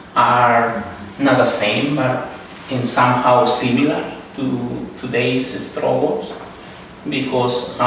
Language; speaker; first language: English; non-native, fluent; Spanish